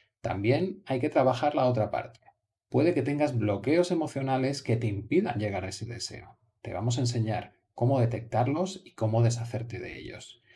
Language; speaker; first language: Spanish; native; Spanish